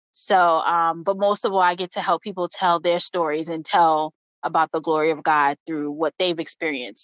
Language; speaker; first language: English; native; English